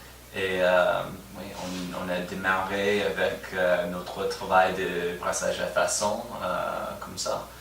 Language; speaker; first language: French; non-native, fluent; English